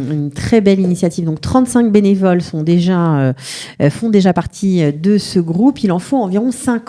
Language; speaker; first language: French; native; French